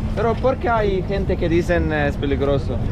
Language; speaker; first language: Spanish; non-native, learner; Arabic